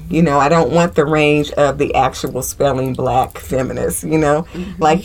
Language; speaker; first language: English; native; English